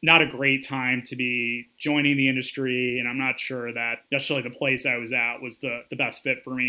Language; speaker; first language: English; native; English